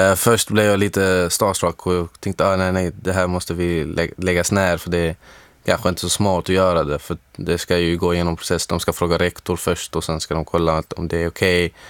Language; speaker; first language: Swedish; non-native, fluent; Arabic